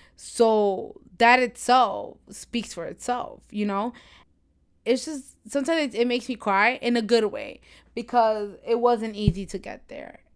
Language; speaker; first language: English; native; English